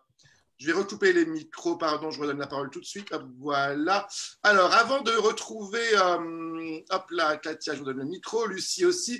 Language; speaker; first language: French; native; French